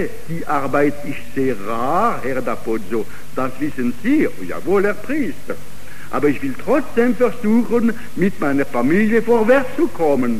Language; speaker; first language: German; non-native, fluent; Italian